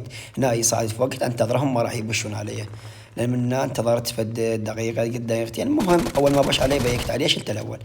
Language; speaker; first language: Arabic; native; Arabic